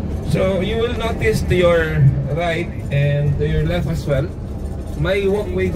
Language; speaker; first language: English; non-native, local second language; Filipino